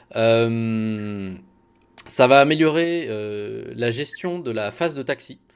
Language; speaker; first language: French; native; French